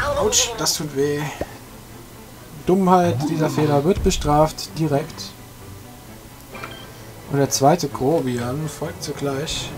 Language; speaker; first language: German; native; German